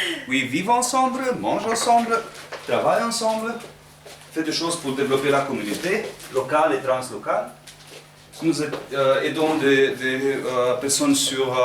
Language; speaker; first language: French; non-native, learner; Romanian